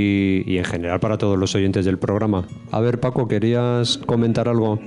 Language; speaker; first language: Spanish; native; Spanish